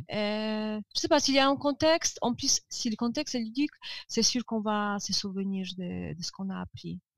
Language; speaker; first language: French; non-native, fluent; Polish